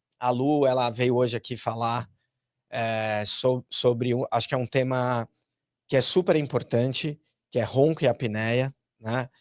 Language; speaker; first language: Portuguese; native; Portuguese